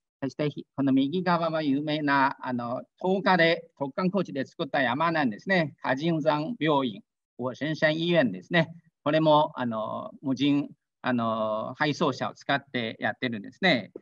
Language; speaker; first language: Japanese; non-native, fluent; Chinese